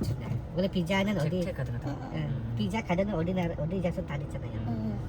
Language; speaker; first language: Korean; non-native, learner; Indonesian